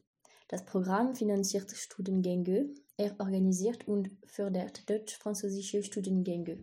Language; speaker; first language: German; non-native, learner; French